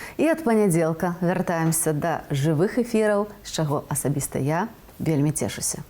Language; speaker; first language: Belarusian; native; Belarusian